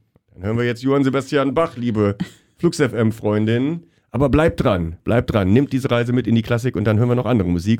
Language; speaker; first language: German; native; German